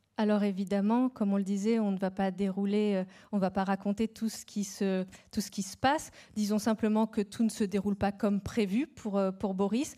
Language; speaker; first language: French; native; French